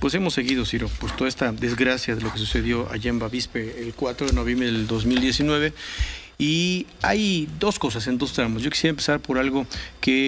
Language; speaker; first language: Spanish; native; Spanish